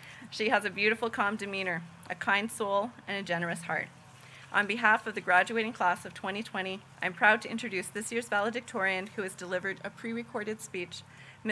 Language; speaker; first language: English; native; English